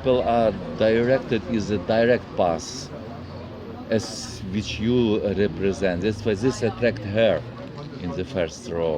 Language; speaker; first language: English; non-native, learner; Russian